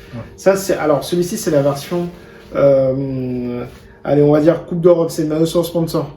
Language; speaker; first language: French; native; French